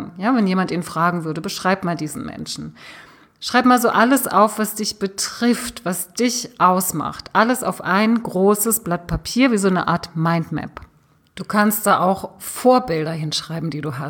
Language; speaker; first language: German; native; German